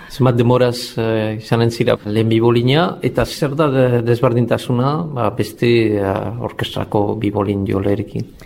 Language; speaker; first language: Basque; native; Basque